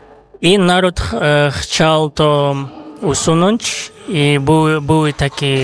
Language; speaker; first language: Polish; non-native, fluent; Kazakh